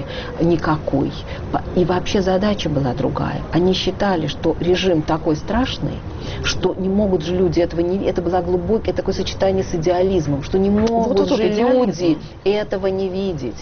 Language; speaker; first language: Russian; native; Russian